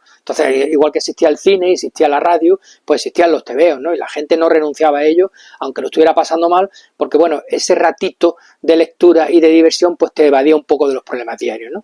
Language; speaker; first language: Spanish; native; Spanish